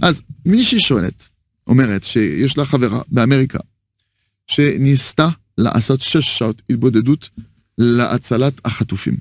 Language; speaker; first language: Hebrew; non-native, fluent; French